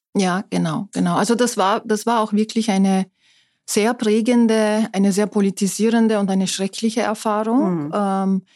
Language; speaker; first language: German; non-native, fluent; Turkish